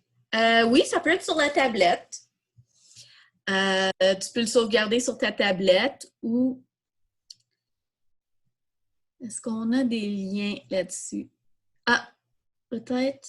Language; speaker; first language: French; native; French